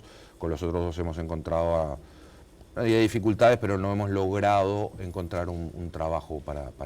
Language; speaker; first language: Spanish; native; Spanish